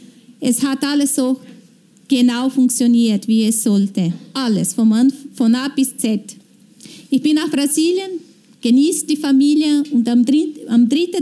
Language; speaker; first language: German; non-native, fluent; Portuguese